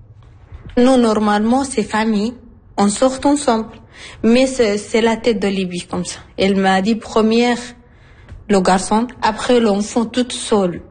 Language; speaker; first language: French; non-native, learner; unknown